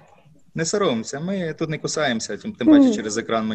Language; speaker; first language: Ukrainian; native; Ukrainian